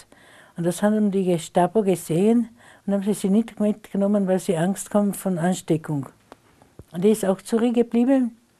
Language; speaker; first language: German; non-native, local second language; Slovenian